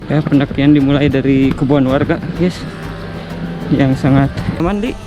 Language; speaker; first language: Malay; non-native, local second language; Sundanese